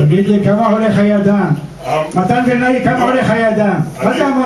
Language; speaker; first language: Hebrew; non-native, local second language; Arabic